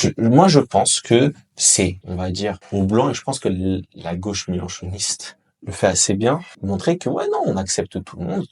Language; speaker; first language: French; early bilingual, other home language; Arabic